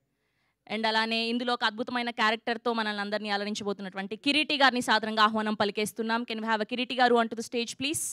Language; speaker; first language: Telugu; native; Telugu